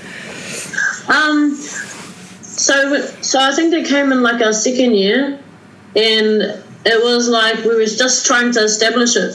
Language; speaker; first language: English; native; English